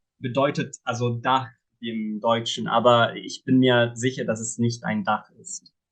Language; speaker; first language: German; non-native, fluent; Arabic